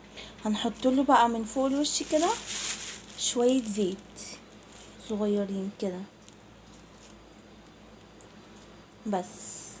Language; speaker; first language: Arabic; native; Arabic